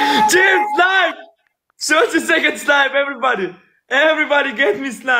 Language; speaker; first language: English; non-native, learner; Russian